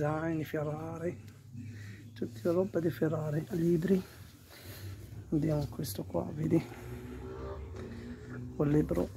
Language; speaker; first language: Italian; non-native, learner; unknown